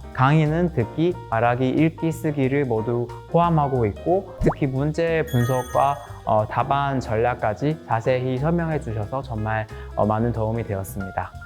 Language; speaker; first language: Korean; non-native, fluent; Chinese